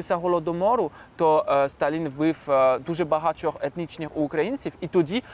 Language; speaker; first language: Ukrainian; non-native, fluent; French